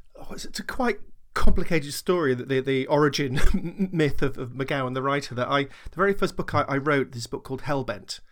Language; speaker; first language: English; native; English